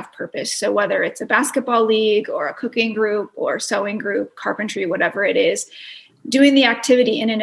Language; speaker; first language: English; native; English